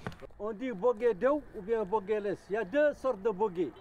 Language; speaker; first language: French; non-native, local second language; Arabic